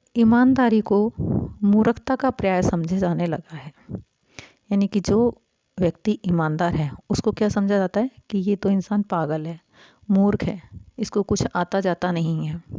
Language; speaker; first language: Hindi; native; Hindi